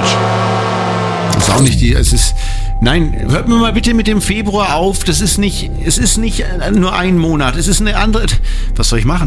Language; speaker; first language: German; native; German